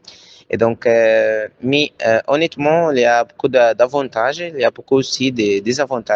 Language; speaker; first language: French; non-native, learner; Arabic